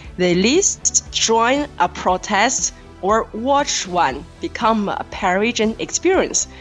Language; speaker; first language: English; non-native, fluent; Chinese